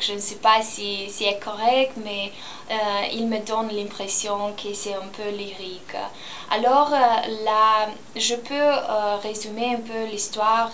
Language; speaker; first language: French; non-native, learner; Romanian